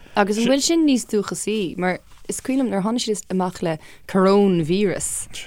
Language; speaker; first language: Irish; non-native, local second language; English